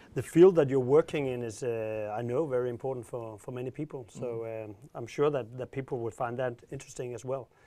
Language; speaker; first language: English; non-native, fluent; Danish